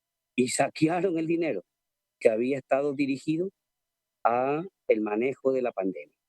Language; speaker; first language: Spanish; native; Spanish